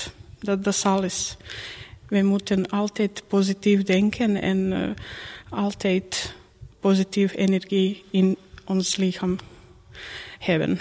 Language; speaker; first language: Dutch; non-native, learner; Croatian